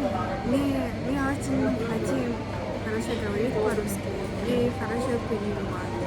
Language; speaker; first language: Russian; non-native, learner; Mongolian